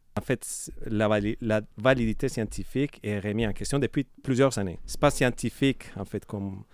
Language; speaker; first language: French; non-native, fluent; Spanish